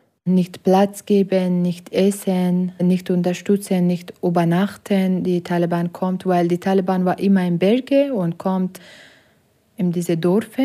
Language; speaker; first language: German; non-native, learner; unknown